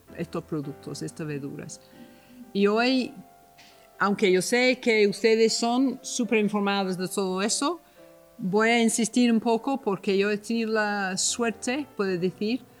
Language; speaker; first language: Spanish; non-native, fluent; English